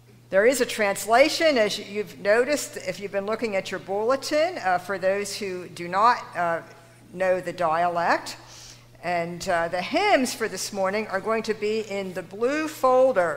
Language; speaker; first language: English; native; English